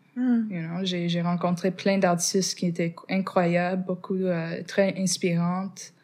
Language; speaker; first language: French; non-native, fluent; English